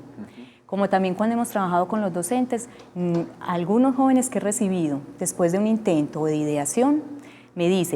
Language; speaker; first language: Spanish; native; Spanish